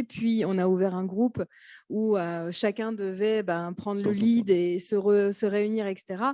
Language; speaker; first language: French; native; French